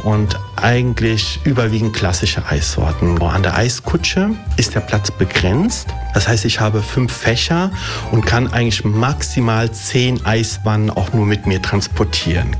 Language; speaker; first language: German; early bilingual, other home language; Italian